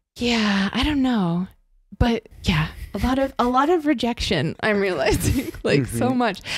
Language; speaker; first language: English; native; English